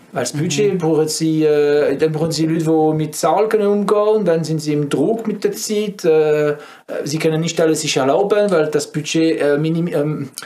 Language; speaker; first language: German; non-native, fluent; French